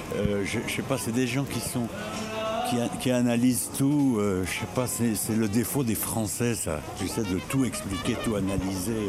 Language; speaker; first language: French; native; French